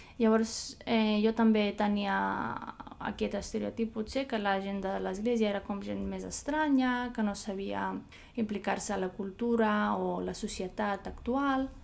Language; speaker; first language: Catalan; non-native, fluent; Greek